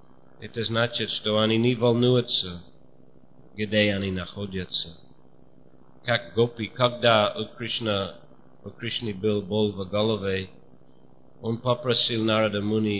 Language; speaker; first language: Russian; non-native, fluent; English